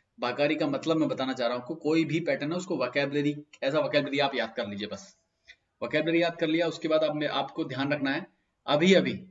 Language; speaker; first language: Hindi; native; Hindi